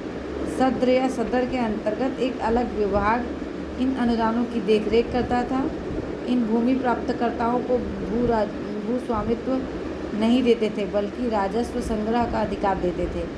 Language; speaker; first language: Hindi; native; Hindi